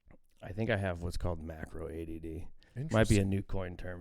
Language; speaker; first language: English; native; English